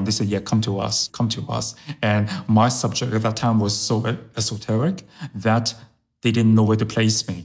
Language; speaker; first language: English; early bilingual, other home language; Chinese